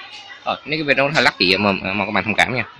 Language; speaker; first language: Vietnamese; early bilingual, heritage; Vietnamese